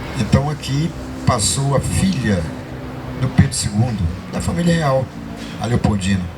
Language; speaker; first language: Portuguese; non-native, local second language; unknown